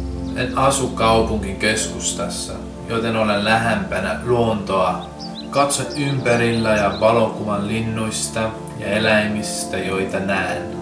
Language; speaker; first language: Finnish; non-native, learner; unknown